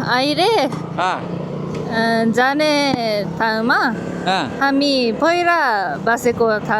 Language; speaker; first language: Nepali; non-native, learner; Japanese